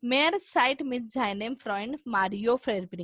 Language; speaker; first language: German; non-native, fluent; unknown